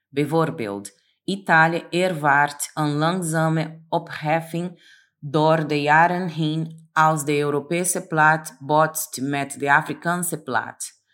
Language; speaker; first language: Dutch; non-native, fluent; Portuguese